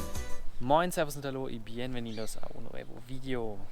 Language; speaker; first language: Spanish; non-native, learner; German